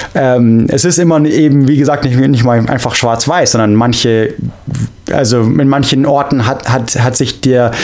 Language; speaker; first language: German; non-native, fluent; English